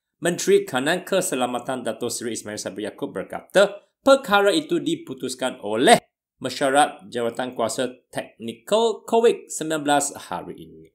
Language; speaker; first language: Malay; non-native, local second language; Chinese